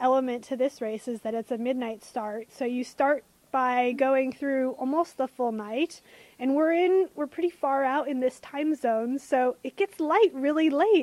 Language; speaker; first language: English; native; English